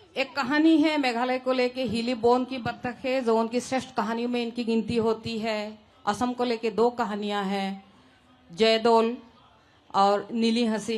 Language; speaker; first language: Hindi; non-native, local second language; Assamese